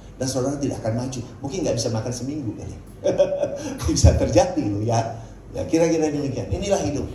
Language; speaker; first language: Indonesian; native; Indonesian